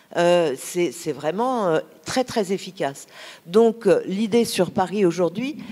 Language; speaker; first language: French; native; French